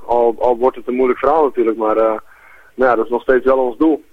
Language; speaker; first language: Dutch; native; Dutch